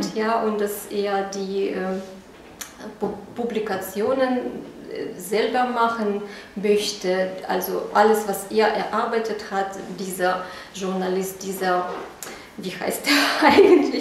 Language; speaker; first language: German; non-native, fluent; Russian